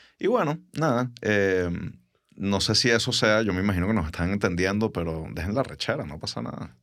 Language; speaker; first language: Spanish; native; Spanish